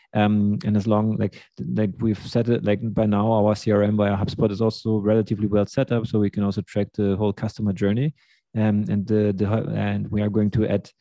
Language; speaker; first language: English; early bilingual, other home language; Russian